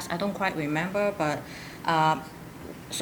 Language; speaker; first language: English; non-native, local second language; Cantonese